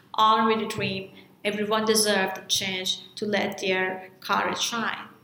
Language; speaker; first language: English; non-native, fluent; Persian